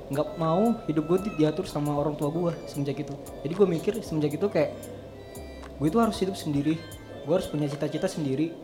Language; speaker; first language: Indonesian; native; Indonesian